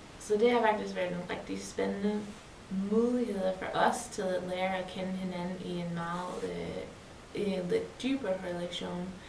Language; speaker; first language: Danish; non-native, learner; English